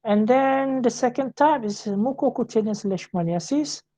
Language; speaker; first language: English; non-native, local second language; Malay